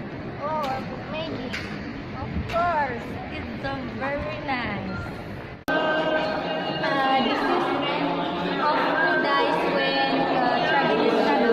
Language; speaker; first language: English; non-native, learner; Indonesian